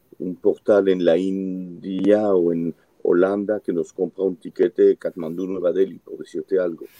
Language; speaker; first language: Spanish; non-native, fluent; French